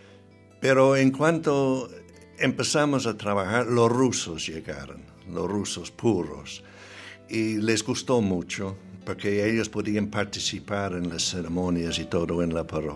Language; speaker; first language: Spanish; non-native, fluent; English